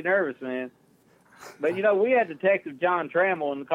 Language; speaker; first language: English; native; English